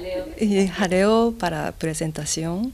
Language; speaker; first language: Spanish; non-native, learner; Japanese